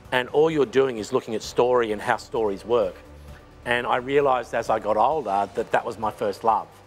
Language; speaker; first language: English; native; English